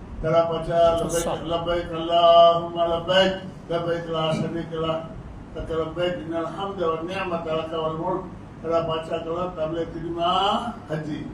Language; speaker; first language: Indonesian; non-native, learner; Tamil